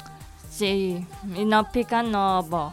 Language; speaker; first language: Catalan; non-native, learner; Indonesian